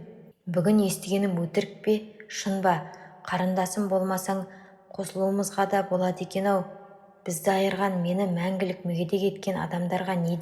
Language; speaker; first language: Kazakh; native; Kazakh